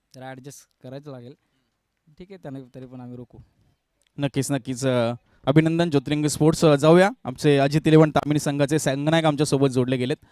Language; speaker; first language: Marathi; native; Marathi